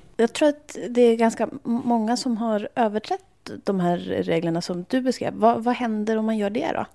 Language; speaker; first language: Swedish; native; Swedish